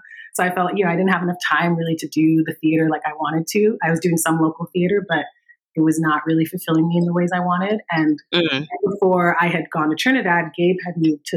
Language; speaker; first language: English; native; English